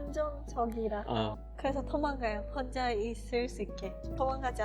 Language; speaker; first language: Korean; non-native, fluent; Japanese